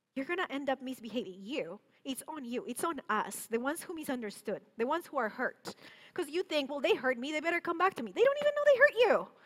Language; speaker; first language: English; non-native, fluent; Spanish